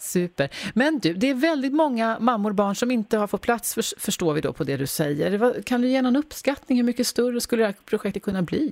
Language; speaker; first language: Swedish; native; Swedish